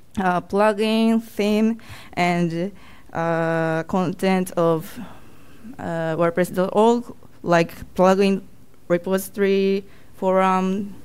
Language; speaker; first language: English; non-native, learner; Japanese